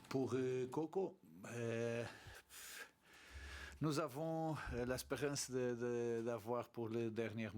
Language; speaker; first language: French; non-native, learner; Portuguese